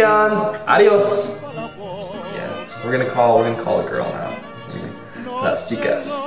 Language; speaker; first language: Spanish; non-native, learner; English